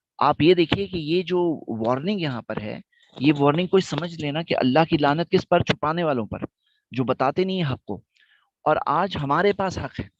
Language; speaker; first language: Urdu; non-native, local second language; Gujarati